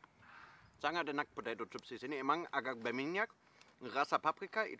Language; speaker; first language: Indonesian; non-native, fluent; German